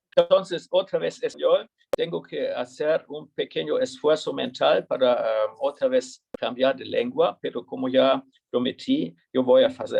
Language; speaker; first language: Spanish; non-native, fluent; German